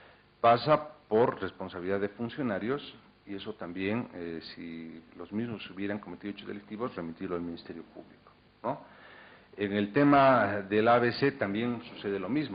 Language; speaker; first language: Spanish; native; Spanish